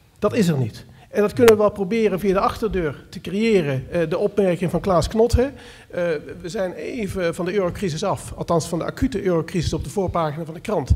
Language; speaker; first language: Dutch; native; Dutch